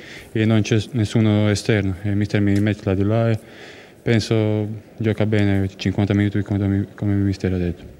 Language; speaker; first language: Italian; non-native, learner; Croatian